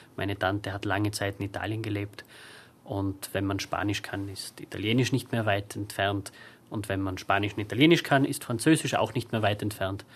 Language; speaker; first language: German; native; German